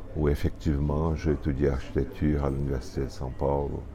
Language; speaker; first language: French; non-native, fluent; Portuguese